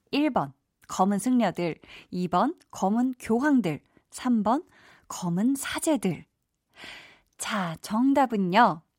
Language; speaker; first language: Korean; native; Korean